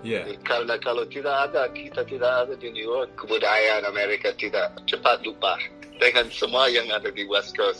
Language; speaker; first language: Indonesian; non-native, fluent; English